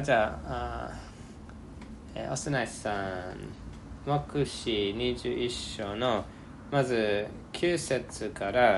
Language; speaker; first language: Japanese; non-native, fluent; English